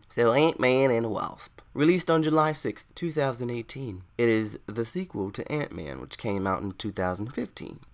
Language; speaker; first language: English; native; English